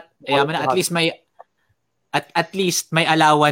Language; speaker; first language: Filipino; native; Filipino